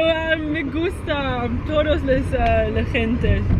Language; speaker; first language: Spanish; non-native, learner; English